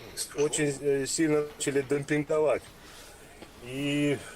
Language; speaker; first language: Russian; native; Russian